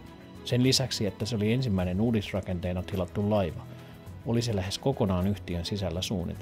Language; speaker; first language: Finnish; native; Finnish